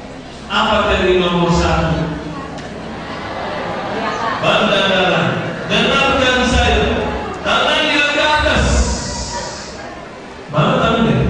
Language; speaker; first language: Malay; non-native, fluent; Arabic